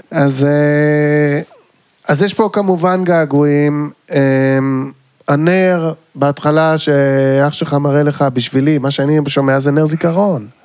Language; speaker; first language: Hebrew; native; Hebrew